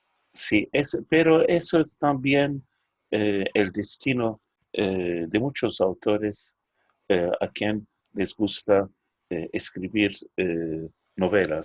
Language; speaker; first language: Spanish; early bilingual, heritage; Turkish